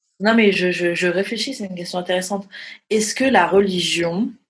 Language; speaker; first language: French; native; French